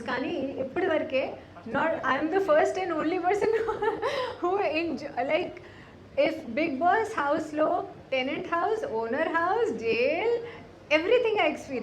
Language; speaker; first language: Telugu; non-native, learner; Hindi